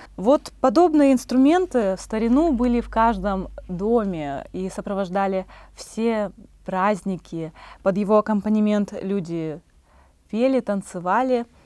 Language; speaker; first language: Russian; native; Russian